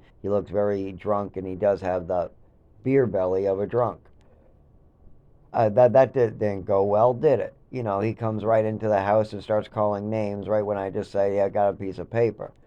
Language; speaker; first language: English; native; English